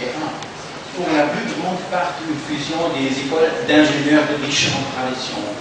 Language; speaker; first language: French; non-native, fluent; German